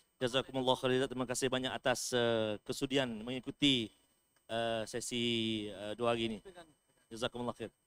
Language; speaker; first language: Malay; native; Malay